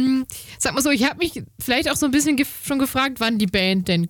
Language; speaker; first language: German; native; German